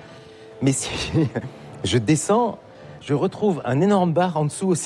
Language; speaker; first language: French; native; French